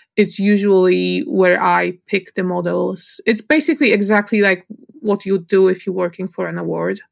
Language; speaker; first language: English; non-native, fluent; Polish